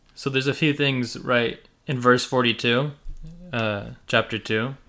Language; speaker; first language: English; early bilingual, other home language; Russian